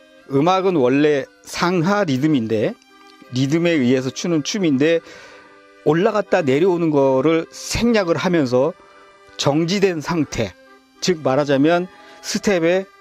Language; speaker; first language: Korean; native; Korean